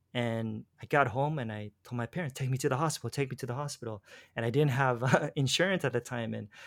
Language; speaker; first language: English; native; English